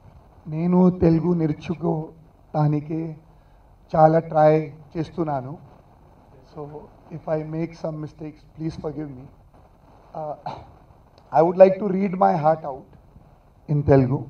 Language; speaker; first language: Telugu; non-native, learner; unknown